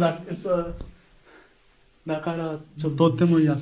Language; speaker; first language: Japanese; non-native, learner; Hindi